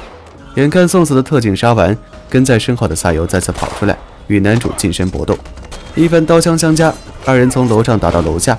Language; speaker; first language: Chinese; native; Chinese